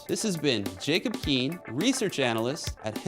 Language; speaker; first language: English; native; English